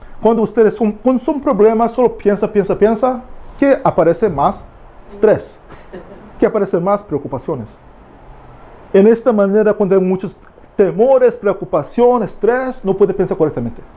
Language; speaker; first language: Spanish; non-native, learner; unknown